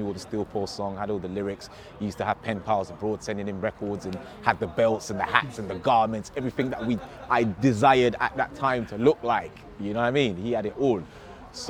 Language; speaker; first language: English; native; English